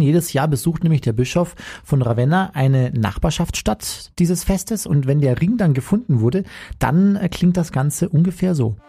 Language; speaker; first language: German; native; German